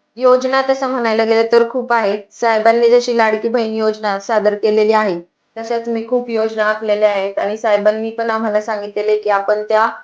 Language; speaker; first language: Marathi; native; Marathi